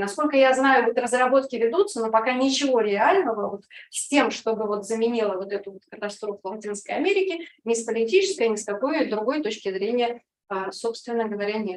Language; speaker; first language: Russian; native; Russian